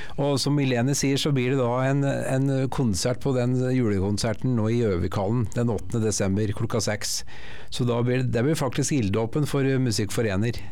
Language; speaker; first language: Norwegian; native; Norwegian